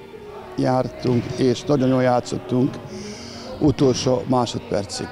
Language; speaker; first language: Hungarian; non-native, fluent; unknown